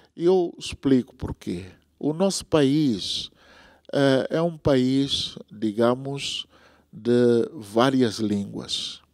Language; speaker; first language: Portuguese; non-native, local second language; Tsonga